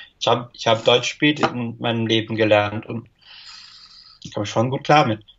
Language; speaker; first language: German; non-native, fluent; English